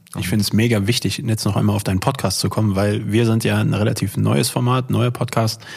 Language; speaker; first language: German; native; German